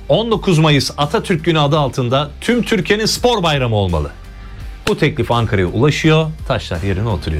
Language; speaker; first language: Turkish; native; Turkish